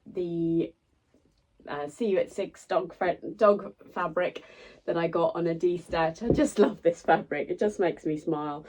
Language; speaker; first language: English; native; English